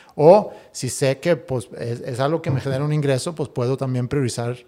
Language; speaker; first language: Spanish; non-native, fluent; Swedish